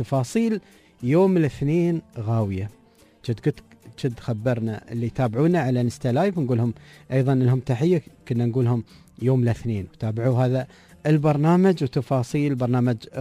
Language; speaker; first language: Arabic; native; Arabic